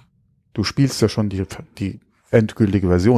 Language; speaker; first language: German; native; German